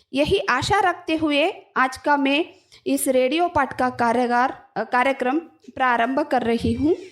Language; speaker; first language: Hindi; non-native, local second language; Kannada